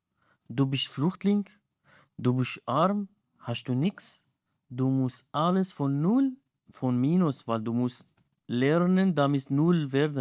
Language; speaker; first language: German; non-native, learner; Arabic